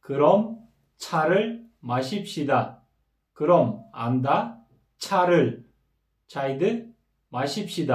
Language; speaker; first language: Korean; non-native, fluent; Kyrgyz